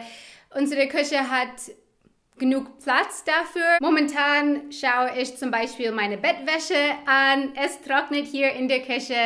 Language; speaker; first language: German; non-native, fluent; English